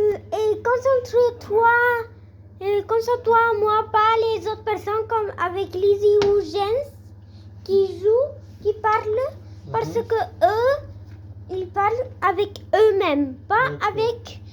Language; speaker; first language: French; non-native, learner; Spanish